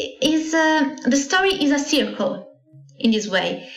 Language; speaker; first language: English; non-native, learner; Italian